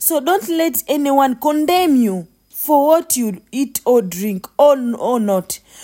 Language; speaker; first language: English; non-native, local second language; Swahili